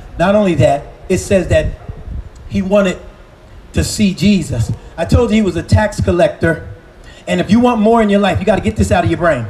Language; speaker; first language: English; native; English